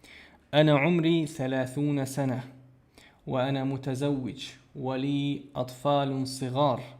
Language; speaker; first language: Arabic; non-native, fluent; Chechen